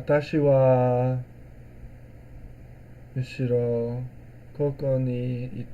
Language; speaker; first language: Japanese; non-native, learner; English